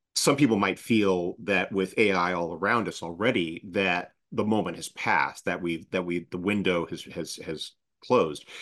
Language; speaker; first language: English; native; English